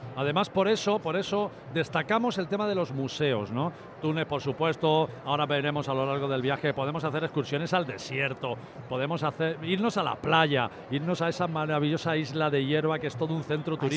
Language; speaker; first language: Spanish; native; Spanish